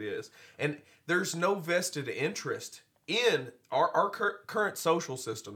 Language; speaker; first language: English; native; English